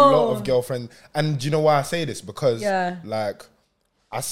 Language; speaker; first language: English; native; English